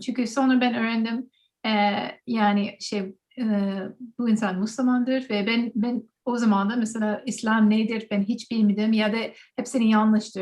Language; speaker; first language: Turkish; non-native, learner; English